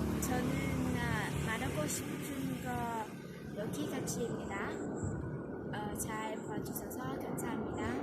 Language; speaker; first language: Korean; non-native, learner; Vietnamese